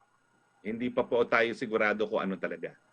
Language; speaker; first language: Filipino; native; Filipino